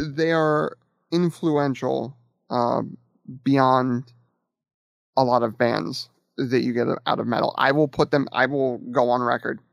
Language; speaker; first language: English; native; English